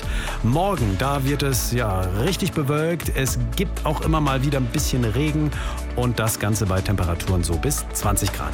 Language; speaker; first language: German; native; German